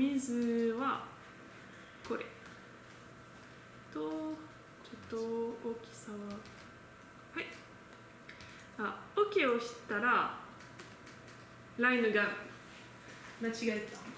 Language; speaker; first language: Japanese; non-native, learner; French